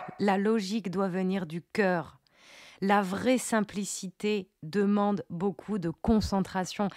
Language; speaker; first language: French; native; French